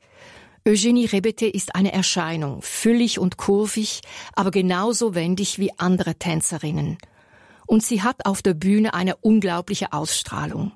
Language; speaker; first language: German; native; German